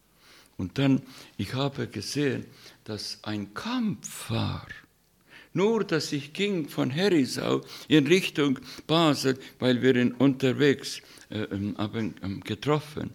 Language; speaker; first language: German; non-native, fluent; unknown